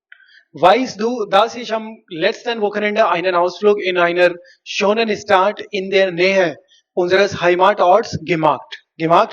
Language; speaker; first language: German; non-native, fluent; Hindi